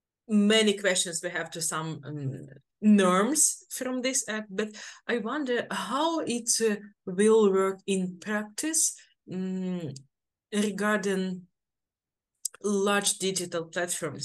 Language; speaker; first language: English; non-native, fluent; Ukrainian